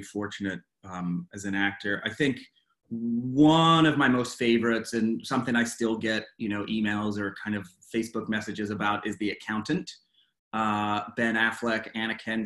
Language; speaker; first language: English; native; English